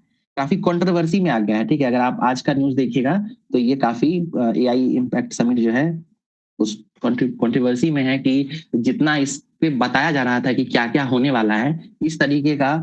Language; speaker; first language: Hindi; native; Hindi